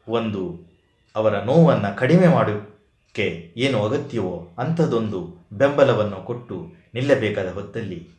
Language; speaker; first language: Kannada; native; Kannada